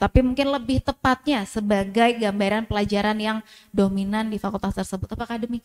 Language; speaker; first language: Indonesian; native; Indonesian